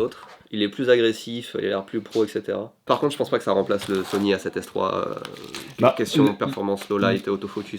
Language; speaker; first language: French; native; French